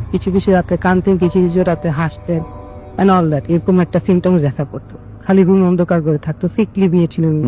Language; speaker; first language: Bangla; early bilingual, heritage; Bangla